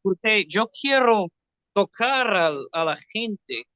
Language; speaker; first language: Spanish; non-native, learner; English